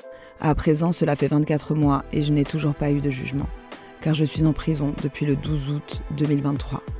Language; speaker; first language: French; native; French